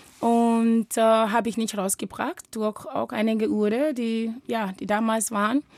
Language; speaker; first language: German; non-native, fluent; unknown